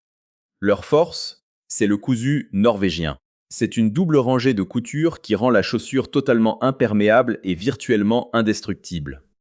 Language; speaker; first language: French; native; French